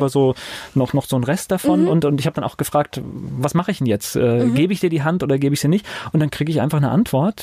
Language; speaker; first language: German; native; German